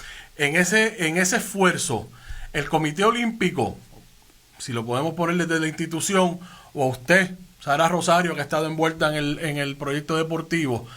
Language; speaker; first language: Spanish; native; Spanish